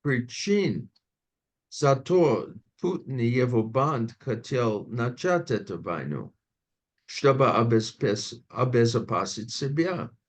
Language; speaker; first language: Russian; non-native, fluent; English